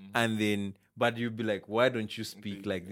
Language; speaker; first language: English; native; English